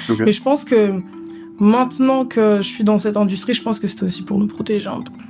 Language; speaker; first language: French; early bilingual, other home language; Lingala